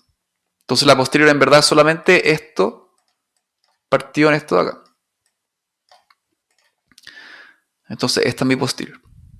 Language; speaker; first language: Spanish; native; Spanish